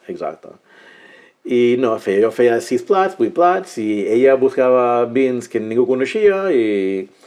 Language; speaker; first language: Catalan; early bilingual, heritage; Catalan